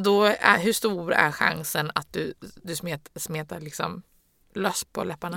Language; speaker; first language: Swedish; native; Swedish